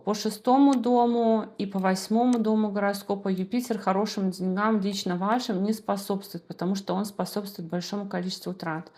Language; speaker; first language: Russian; native; Russian